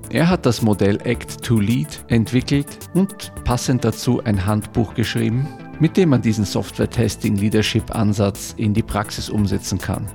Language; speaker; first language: German; native; German